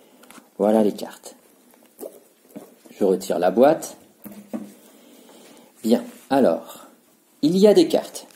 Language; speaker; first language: French; native; French